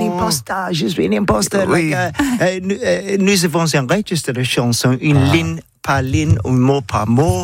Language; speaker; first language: French; non-native, learner; English